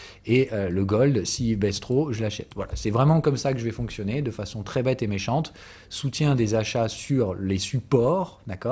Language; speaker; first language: French; native; French